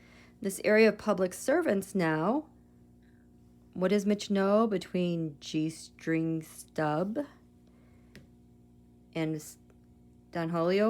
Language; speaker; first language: English; native; English